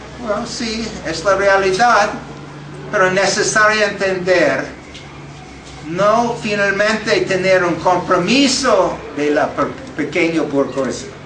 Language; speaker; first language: Spanish; non-native, fluent; English